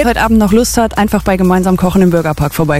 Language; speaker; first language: German; native; German